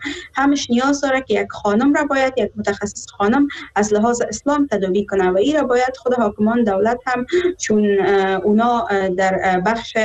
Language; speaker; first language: Persian; native; Persian